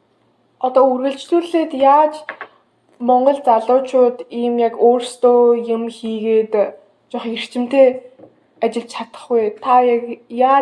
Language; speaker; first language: Mongolian; early bilingual, heritage; Mongolian